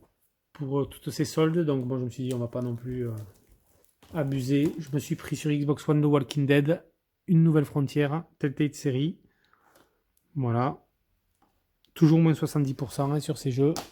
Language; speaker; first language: French; native; French